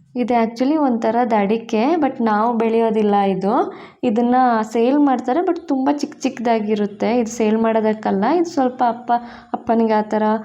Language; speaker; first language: Kannada; non-native, local second language; Tulu